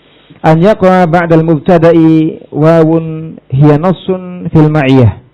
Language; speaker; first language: Arabic; non-native, fluent; Indonesian